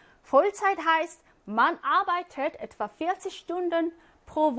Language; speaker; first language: German; non-native, fluent; Korean